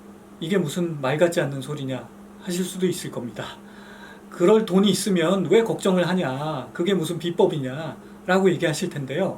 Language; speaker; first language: Korean; native; Korean